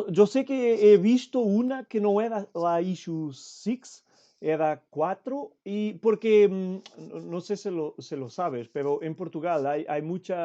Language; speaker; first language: Spanish; non-native, fluent; Portuguese